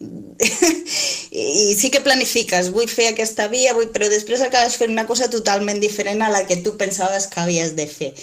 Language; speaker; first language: Catalan; native; Catalan